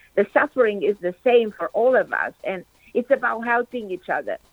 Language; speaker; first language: English; non-native, fluent; Romanian